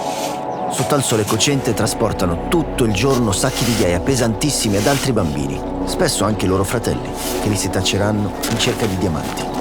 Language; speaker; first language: Italian; native; Italian